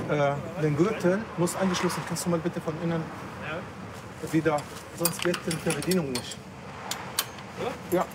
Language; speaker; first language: German; non-native, fluent; Arabic